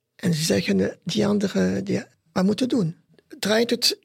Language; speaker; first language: Dutch; non-native, local second language; French